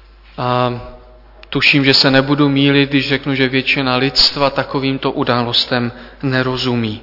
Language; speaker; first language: Czech; native; Czech